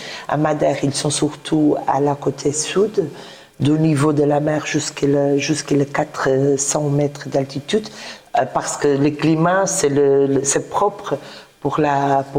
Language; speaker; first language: French; non-native, fluent; Portuguese